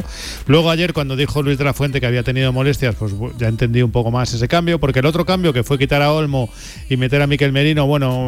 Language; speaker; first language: Spanish; native; Spanish